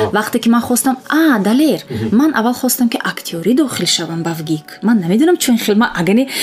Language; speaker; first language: Tajik; non-native, local second language; Russian